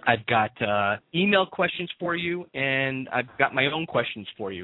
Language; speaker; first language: English; native; English